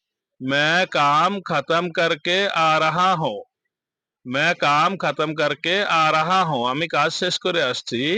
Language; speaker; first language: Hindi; non-native, fluent; Bangla